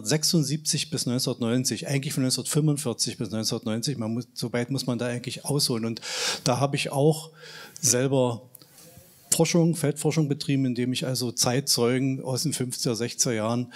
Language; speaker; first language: German; native; German